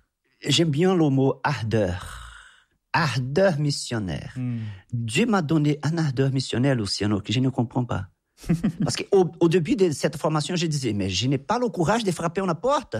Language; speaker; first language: French; non-native, fluent; Portuguese